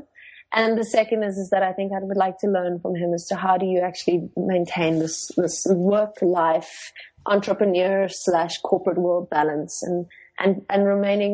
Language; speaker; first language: English; non-native, local second language; Afrikaans